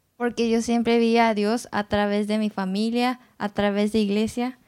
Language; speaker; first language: Spanish; non-native, learner; Japanese